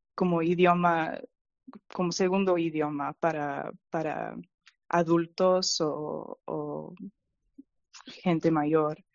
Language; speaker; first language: Spanish; non-native, fluent; English